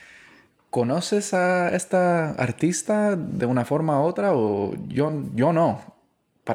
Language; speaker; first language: Spanish; early bilingual, heritage; Spanish